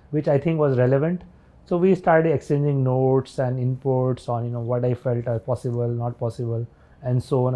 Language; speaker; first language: English; non-native, local second language; Hindi